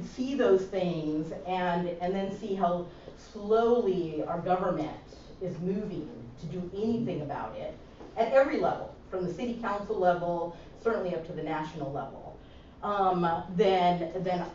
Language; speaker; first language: English; early bilingual, other home language; Spanish